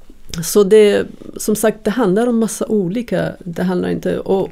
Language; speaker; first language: Swedish; non-native, fluent; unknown